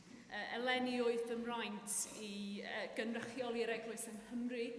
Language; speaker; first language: Welsh; non-native, fluent; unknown